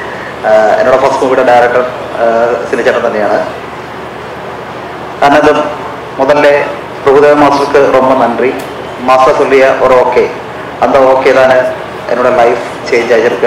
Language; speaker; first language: Tamil; non-native, learner; Malayalam